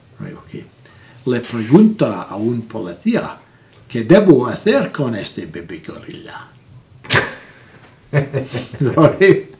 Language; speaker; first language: Spanish; non-native, learner; English